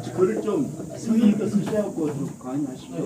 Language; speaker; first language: Korean; native; Korean